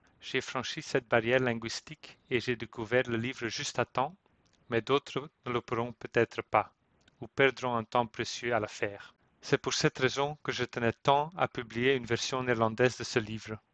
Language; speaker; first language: French; non-native, fluent; Dutch